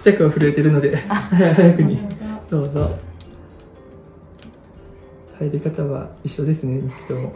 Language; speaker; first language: Japanese; native; Japanese